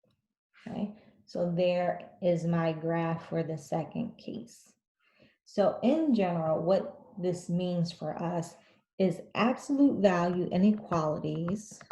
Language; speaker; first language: English; native; English